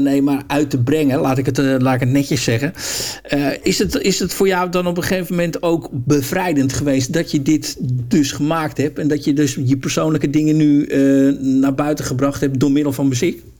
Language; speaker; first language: Dutch; native; Dutch